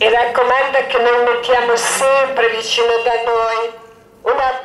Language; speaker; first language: Italian; non-native, learner; Croatian